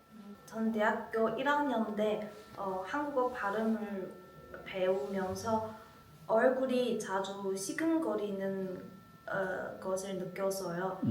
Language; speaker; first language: Korean; non-native, learner; Chinese